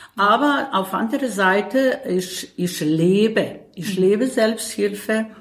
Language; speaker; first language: German; non-native, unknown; Bosnian